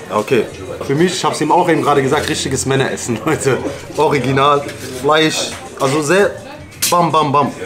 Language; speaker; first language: German; early bilingual, other home language; Arabic